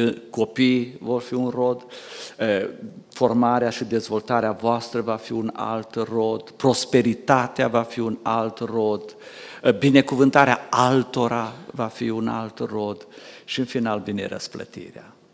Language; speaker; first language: Romanian; native; Romanian